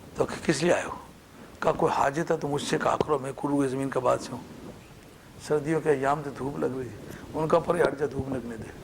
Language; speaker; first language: Urdu; non-native, local second language; Punjabi